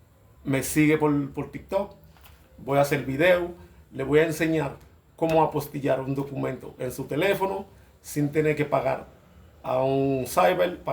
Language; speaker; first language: Spanish; non-native, fluent; Haitian Creole